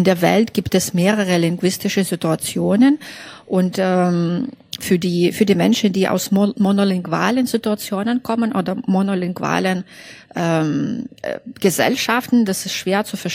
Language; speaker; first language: German; non-native, fluent; Belarusian